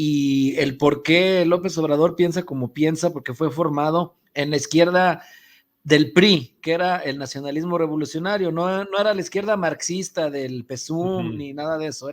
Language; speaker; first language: Spanish; native; Spanish